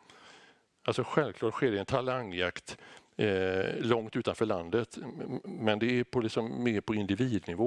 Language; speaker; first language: Swedish; native; Swedish